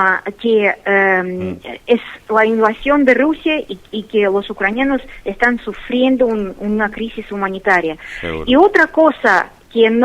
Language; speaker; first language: Spanish; non-native, fluent; Russian